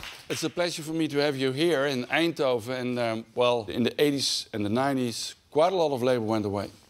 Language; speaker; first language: English; non-native, fluent; Dutch